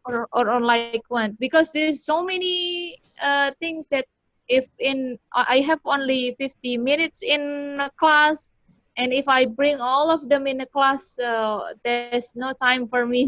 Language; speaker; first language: English; non-native, learner; Indonesian